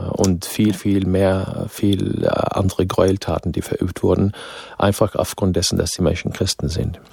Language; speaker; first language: German; non-native, fluent; Arabic